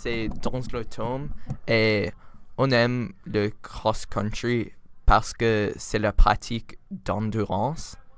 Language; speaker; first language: French; non-native, learner; English